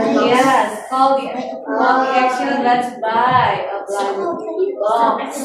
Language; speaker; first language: English; non-native, fluent; Indonesian